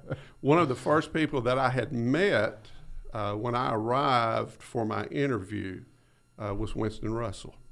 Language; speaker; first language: English; native; English